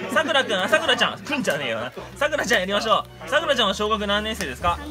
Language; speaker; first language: Japanese; native; Japanese